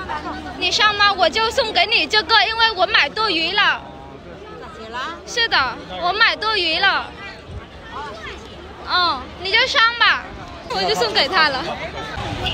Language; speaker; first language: Chinese; non-native, fluent; Vietnamese